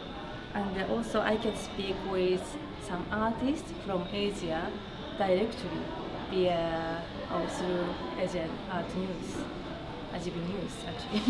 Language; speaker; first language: English; non-native, learner; Japanese